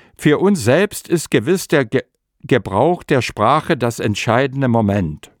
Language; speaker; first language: German; non-native, local second language; Upper Sorbian